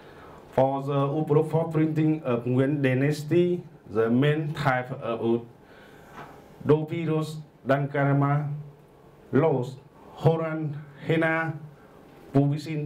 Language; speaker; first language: English; non-native, learner; Vietnamese